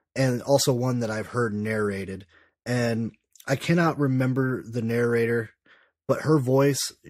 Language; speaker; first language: English; native; English